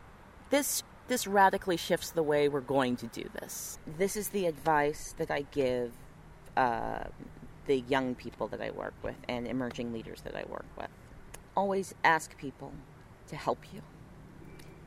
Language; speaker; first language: English; native; English